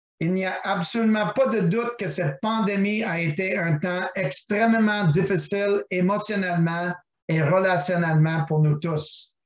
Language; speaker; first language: French; non-native, local second language; English